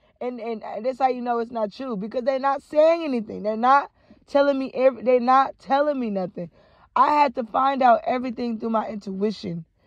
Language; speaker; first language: English; native; English